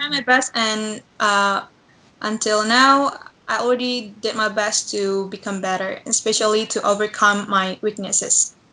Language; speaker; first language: English; non-native, learner; Indonesian